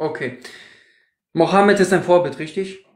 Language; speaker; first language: German; native; German